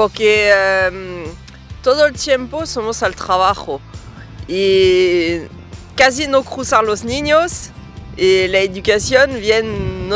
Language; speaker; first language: Spanish; non-native, learner; French